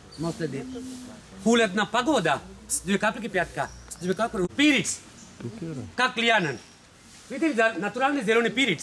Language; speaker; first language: Russian; non-native, learner; Sinhala